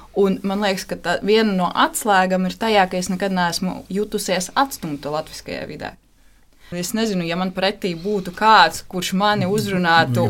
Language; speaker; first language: Latvian; non-native, local second language; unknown